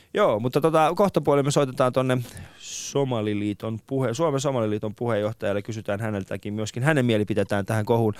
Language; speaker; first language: Finnish; non-native, fluent; Persian